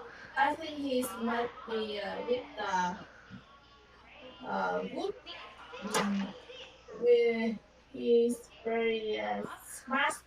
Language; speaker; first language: English; non-native, learner; Vietnamese